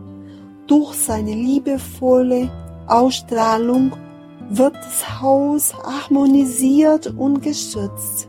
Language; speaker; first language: German; non-native, fluent; Portuguese